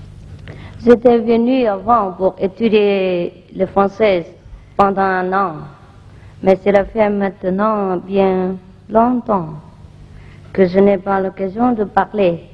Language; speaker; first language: French; non-native, fluent; Vietnamese